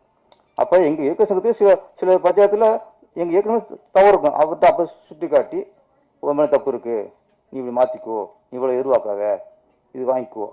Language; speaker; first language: Tamil; native; Tamil